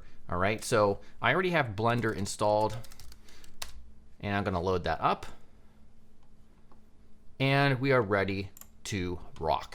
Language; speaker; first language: English; native; English